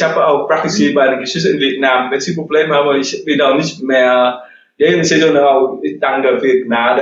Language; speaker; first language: German; non-native, learner; Vietnamese